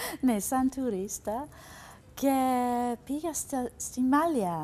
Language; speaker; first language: Greek; non-native, learner; English